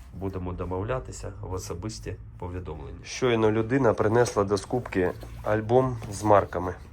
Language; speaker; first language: Ukrainian; non-native, local second language; Russian